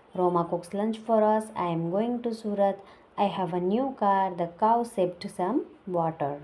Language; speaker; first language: English; non-native, local second language; Gujarati